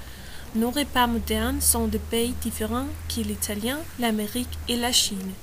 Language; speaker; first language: French; non-native, learner; Danish